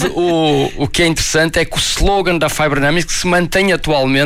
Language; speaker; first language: Portuguese; native; Portuguese